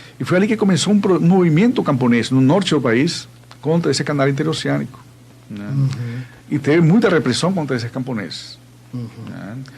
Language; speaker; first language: Portuguese; non-native, fluent; Spanish